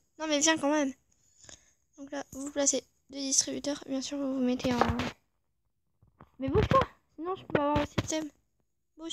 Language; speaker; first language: French; native; French